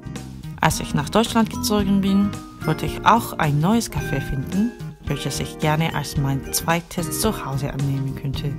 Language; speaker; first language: German; non-native, fluent; Korean